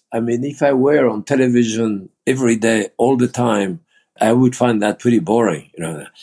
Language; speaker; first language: English; non-native, fluent; French